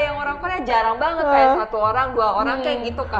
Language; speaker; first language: Indonesian; early bilingual, other home language; Korean